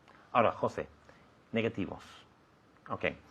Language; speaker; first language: Spanish; non-native, fluent; English